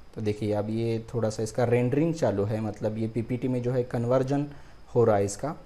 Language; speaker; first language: Hindi; non-native, local second language; Marathi